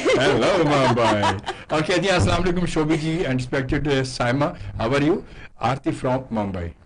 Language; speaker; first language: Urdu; native; Urdu